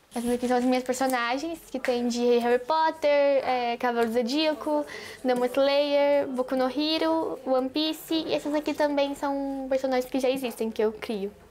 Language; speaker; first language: Portuguese; native; Portuguese